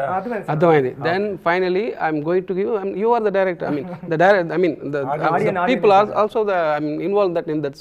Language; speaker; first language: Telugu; non-native, learner; Tamil